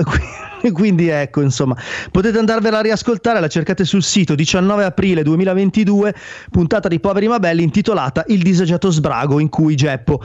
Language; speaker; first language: Italian; native; Italian